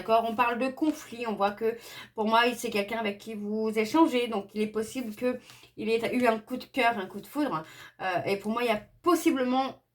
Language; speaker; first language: French; native; French